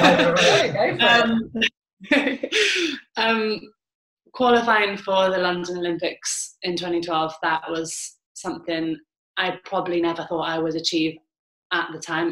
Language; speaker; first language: English; native; English